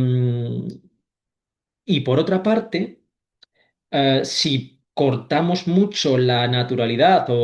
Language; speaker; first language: Spanish; native; Spanish